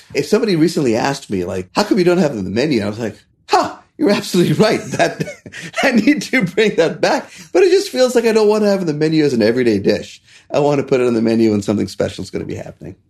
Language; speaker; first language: English; non-native, local second language; Hindi